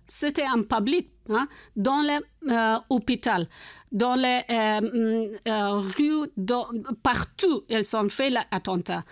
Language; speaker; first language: French; non-native, learner; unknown